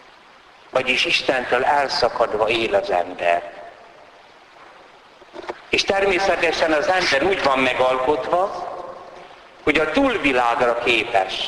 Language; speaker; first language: Hungarian; native; Hungarian